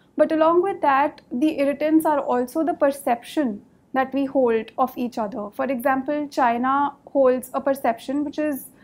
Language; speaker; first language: English; non-native, local second language; Hindi